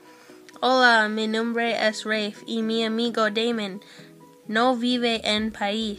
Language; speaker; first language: Spanish; non-native, learner; English